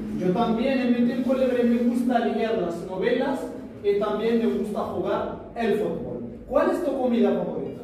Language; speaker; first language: Spanish; non-native, fluent; Arabic